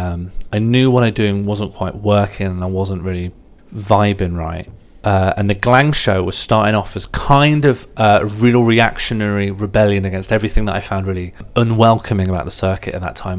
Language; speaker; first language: English; native; English